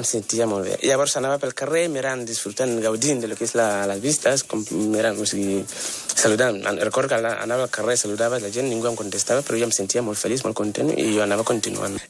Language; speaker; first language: Catalan; non-native, fluent; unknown